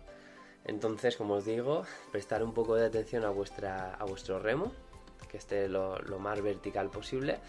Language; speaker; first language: Spanish; native; Spanish